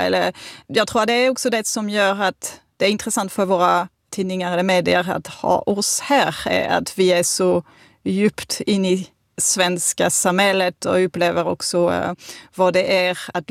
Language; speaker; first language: Swedish; non-native, fluent; French